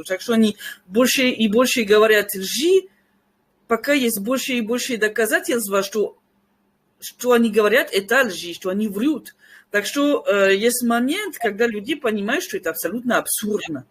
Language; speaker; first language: Russian; non-native, fluent; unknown